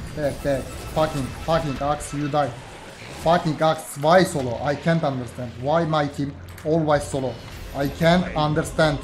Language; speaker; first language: English; non-native, learner; Turkish